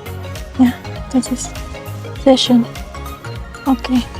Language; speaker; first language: German; non-native, learner; Indonesian